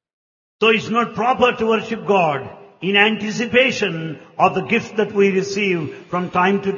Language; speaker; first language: English; non-native, local second language; Telugu